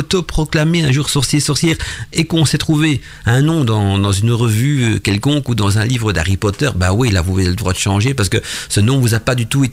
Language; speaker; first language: French; native; French